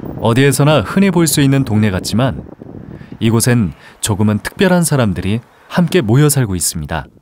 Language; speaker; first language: Korean; native; Korean